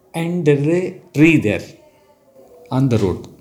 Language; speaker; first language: English; non-native, local second language; Marathi